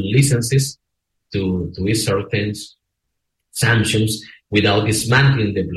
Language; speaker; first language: English; non-native, learner; Spanish